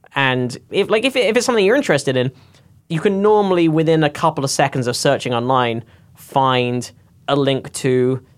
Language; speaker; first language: English; native; English